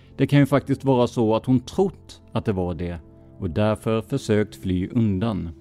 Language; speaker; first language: Swedish; native; Swedish